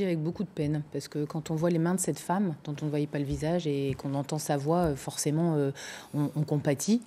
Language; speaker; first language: French; native; French